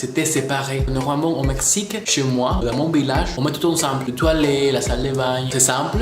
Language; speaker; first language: French; non-native, fluent; Spanish